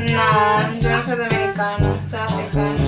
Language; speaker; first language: Spanish; non-native, learner; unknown